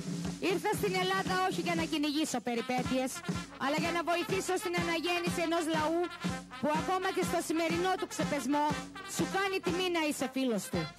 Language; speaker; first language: Greek; native; Greek